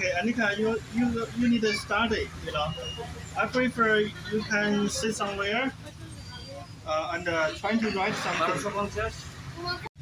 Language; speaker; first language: English; non-native, learner; Bangla